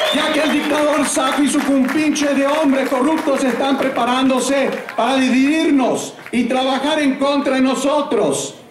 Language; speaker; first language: Spanish; early bilingual, heritage; Spanish